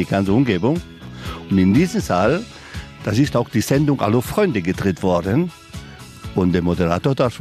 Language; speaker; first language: German; non-native, fluent; Italian